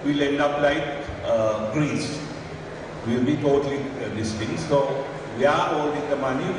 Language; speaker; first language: English; non-native, local second language; Sinhala